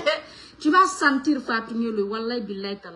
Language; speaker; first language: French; non-native, local second language; Fula